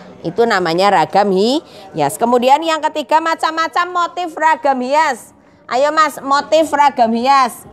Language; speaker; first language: Indonesian; non-native, local second language; Javanese